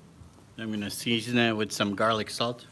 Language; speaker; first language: English; native; English